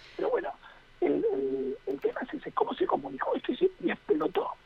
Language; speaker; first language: Spanish; native; Spanish